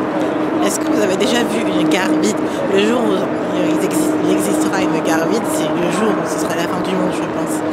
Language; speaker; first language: French; native; French